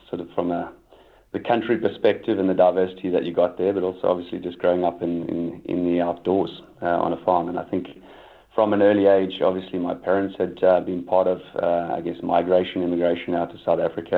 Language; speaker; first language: English; native; English